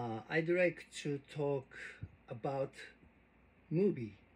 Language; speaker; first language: English; non-native, learner; Japanese